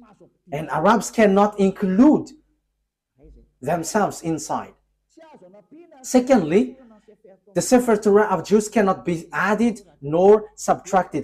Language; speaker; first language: English; non-native, fluent; Malagasy